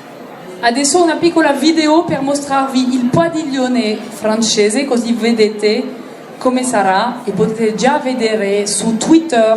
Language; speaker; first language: Italian; non-native, learner; French